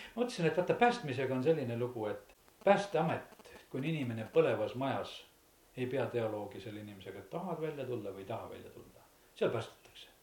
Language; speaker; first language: Estonian; native; Estonian